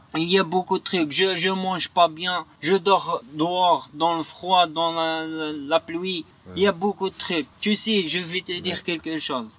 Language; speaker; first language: French; non-native, local second language; Arabic